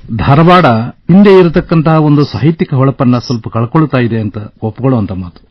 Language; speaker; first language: Kannada; native; Kannada